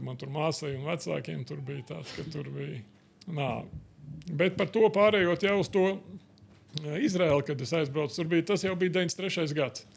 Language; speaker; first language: Latvian; native; Latvian